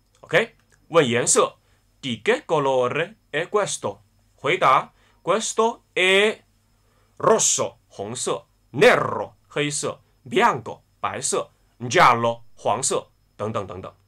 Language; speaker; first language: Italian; non-native, fluent; Chinese